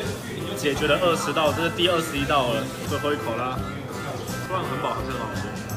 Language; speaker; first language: Chinese; native; Chinese